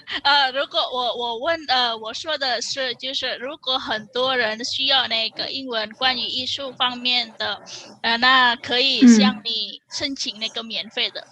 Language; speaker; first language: Chinese; non-native, fluent; Indonesian